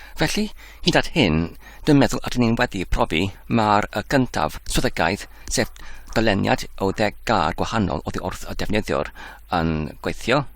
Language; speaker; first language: Welsh; non-native, learner; Dutch